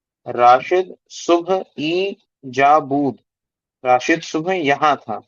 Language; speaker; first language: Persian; non-native, learner; Urdu